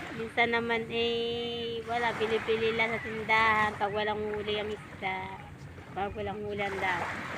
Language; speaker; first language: Filipino; native; Filipino